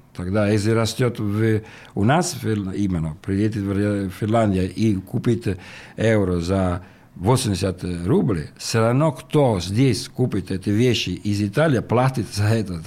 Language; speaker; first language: Russian; non-native, learner; Italian